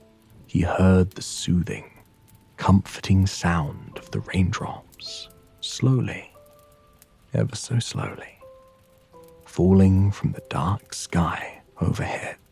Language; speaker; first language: English; native; English